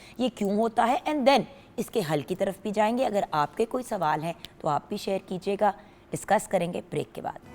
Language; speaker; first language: Urdu; native; Urdu